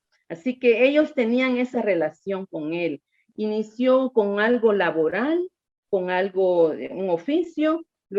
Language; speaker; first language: Spanish; native; Spanish